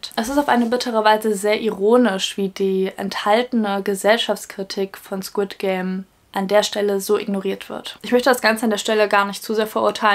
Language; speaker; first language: German; native; German